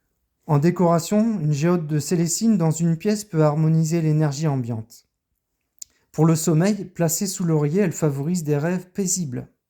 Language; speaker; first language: French; native; French